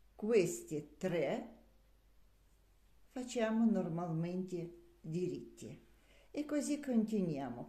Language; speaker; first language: Italian; non-native, learner; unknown